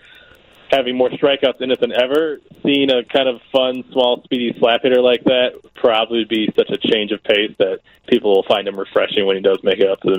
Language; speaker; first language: English; native; English